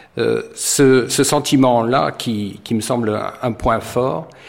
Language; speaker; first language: French; non-native, fluent; English